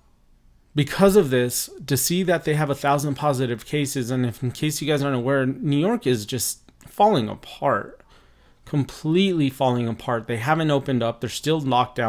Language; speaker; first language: English; native; English